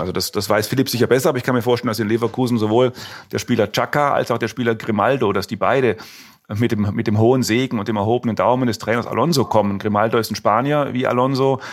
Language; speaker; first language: German; native; German